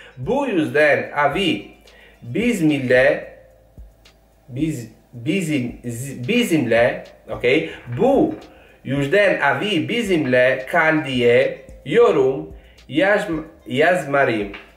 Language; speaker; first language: Turkish; non-native, learner; Italian